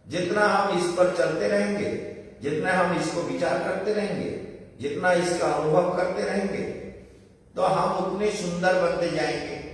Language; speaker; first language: Hindi; non-native, local second language; Bangla